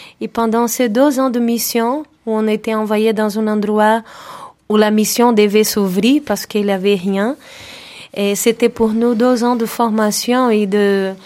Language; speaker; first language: French; non-native, fluent; Portuguese